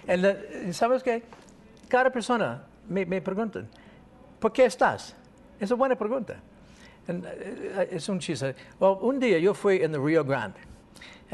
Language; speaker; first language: Spanish; non-native, learner; English